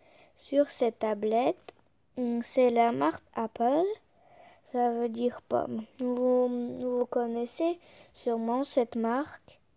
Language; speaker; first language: French; early bilingual, other home language; Polish